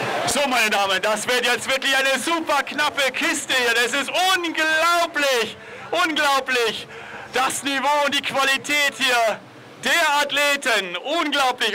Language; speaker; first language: German; native; German